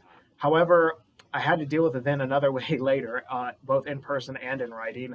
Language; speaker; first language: English; native; English